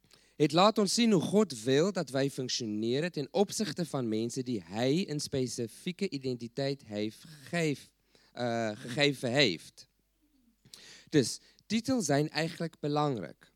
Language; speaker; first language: Dutch; non-native, fluent; English